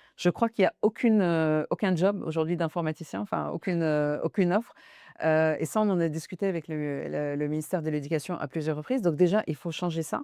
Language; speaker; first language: French; early bilingual, other home language; Arabic